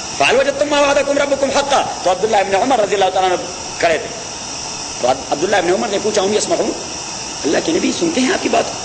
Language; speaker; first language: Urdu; non-native, local second language; Pashto